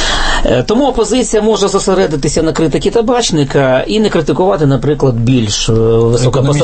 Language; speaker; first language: Ukrainian; native; Ukrainian